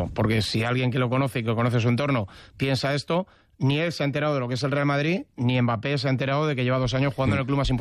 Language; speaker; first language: Spanish; native; Spanish